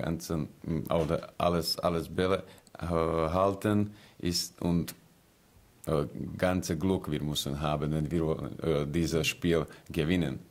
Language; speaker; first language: German; non-native, learner; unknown